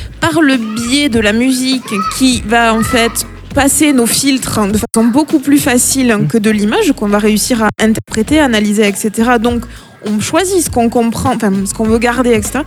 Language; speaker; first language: French; native; French